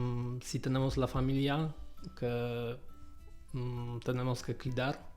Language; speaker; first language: Spanish; non-native, learner; Polish